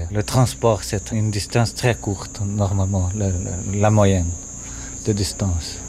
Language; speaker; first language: French; non-native, fluent; Portuguese